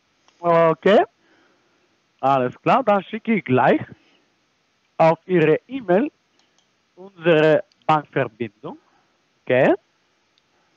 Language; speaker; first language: German; non-native, fluent; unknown